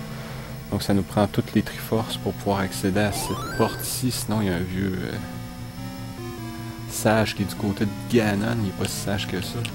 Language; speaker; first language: French; native; French